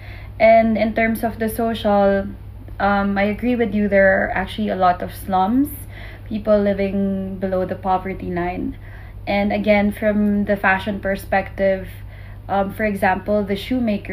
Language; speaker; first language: English; non-native, local second language; Filipino